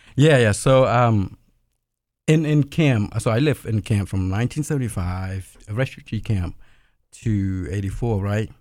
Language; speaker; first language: English; non-native, fluent; Khmer